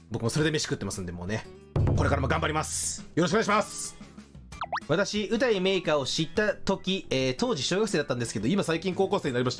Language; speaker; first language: Japanese; native; Japanese